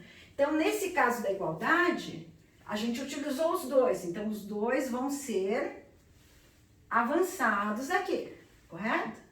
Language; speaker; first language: Portuguese; native; Portuguese